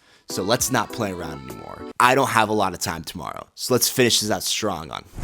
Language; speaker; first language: English; native; English